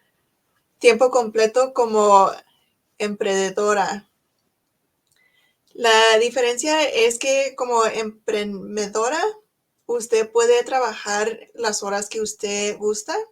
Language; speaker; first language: Spanish; early bilingual, other home language; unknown